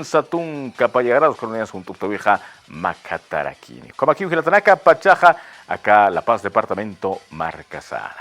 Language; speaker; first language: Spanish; non-native, local second language; Aymara